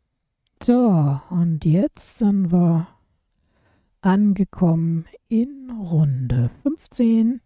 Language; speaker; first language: German; native; German